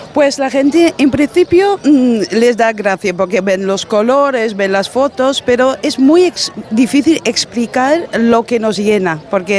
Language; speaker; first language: Spanish; non-native, fluent; Dutch